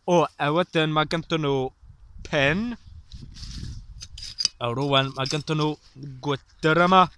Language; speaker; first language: Welsh; non-native, learner; English